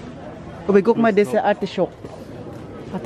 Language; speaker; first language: German; non-native, learner; Filipino